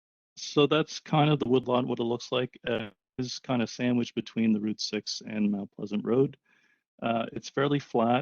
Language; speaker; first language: English; native; English